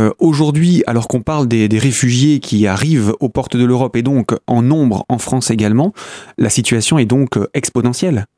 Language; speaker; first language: French; native; French